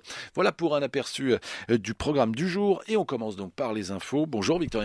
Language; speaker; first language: French; native; French